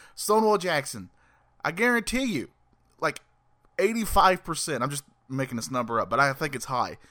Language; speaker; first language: English; native; English